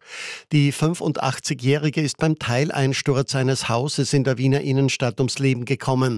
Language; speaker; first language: German; native; German